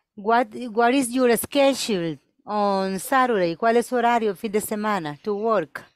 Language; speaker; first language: Spanish; native; Spanish